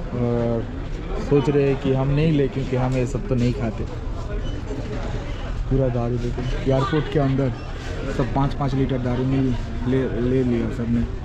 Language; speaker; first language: Hindi; non-native, local second language; Bangla